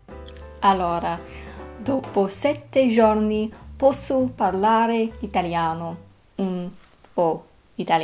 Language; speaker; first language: Italian; non-native, learner; English